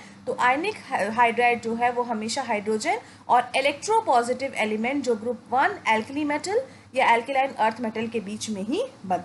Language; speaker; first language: Hindi; native; Hindi